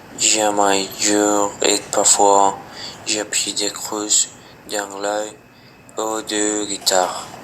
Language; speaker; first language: French; non-native, learner; Spanish